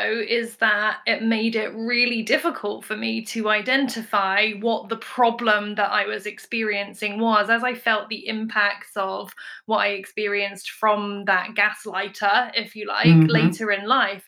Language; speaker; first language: English; native; English